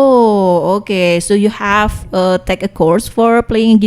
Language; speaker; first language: English; non-native, learner; Indonesian